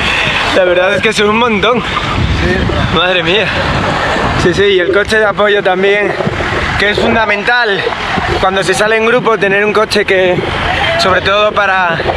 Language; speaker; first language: Spanish; native; Spanish